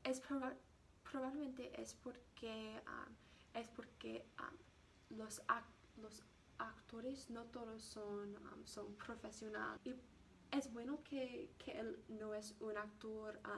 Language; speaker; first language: Spanish; non-native, learner; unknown